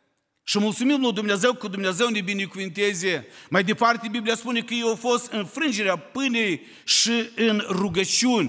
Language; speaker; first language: Romanian; non-native, local second language; Ukrainian